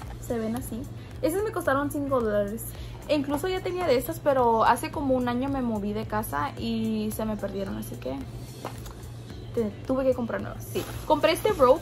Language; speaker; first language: Spanish; early bilingual, heritage; Spanish